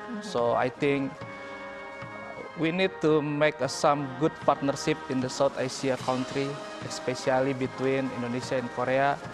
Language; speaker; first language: English; non-native, learner; Indonesian